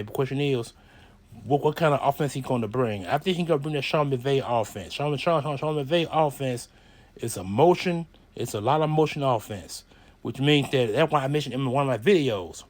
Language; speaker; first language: English; native; English